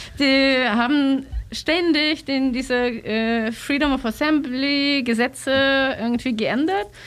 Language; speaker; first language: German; non-native, learner; Russian